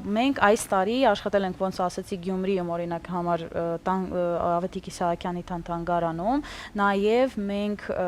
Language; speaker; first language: Armenian; early bilingual, heritage; Armenian